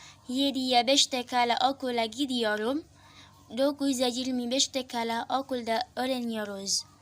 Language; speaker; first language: Turkish; non-native, learner; Indonesian